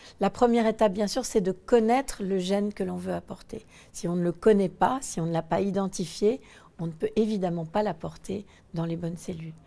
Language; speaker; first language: French; native; French